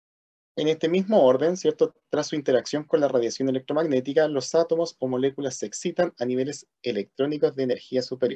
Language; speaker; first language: Spanish; native; Spanish